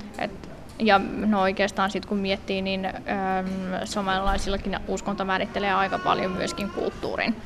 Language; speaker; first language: Finnish; early bilingual, other home language; Somali